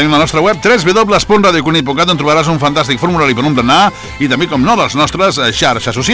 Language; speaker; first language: Catalan; native; Catalan